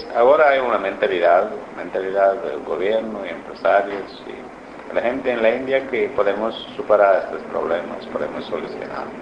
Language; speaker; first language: Spanish; non-native, learner; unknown